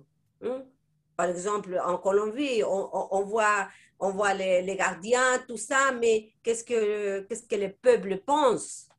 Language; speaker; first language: French; non-native, fluent; Spanish